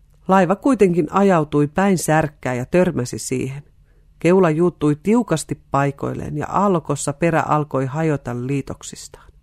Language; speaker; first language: Finnish; native; Finnish